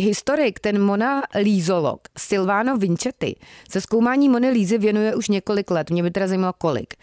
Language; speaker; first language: Czech; native; Czech